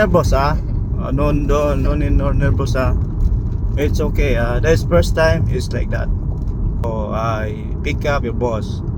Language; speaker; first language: English; non-native, learner; Nepali